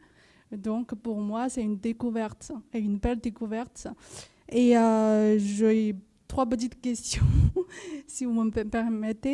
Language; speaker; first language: French; non-native, fluent; Chinese